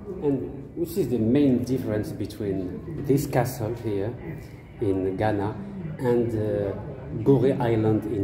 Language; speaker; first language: English; non-native, fluent; French